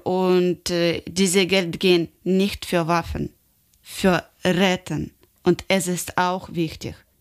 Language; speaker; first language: German; non-native, learner; Ukrainian